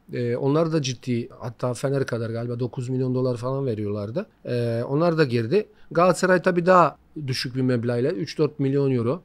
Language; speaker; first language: Turkish; non-native, fluent; Bosnian